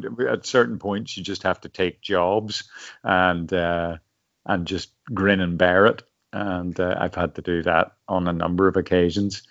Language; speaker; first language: English; native; English